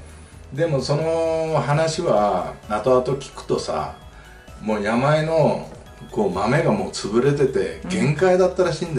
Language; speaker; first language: Japanese; native; Japanese